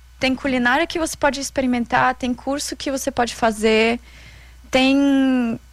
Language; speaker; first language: Portuguese; non-native, fluent; German